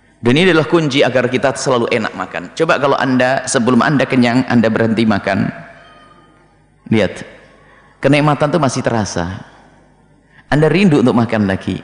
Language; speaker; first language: Indonesian; non-native, local second language; Javanese